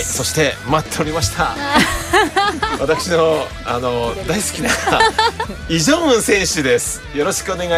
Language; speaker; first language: Japanese; native; Japanese